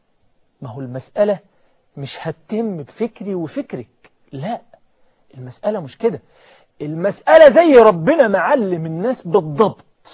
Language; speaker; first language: Arabic; native; Arabic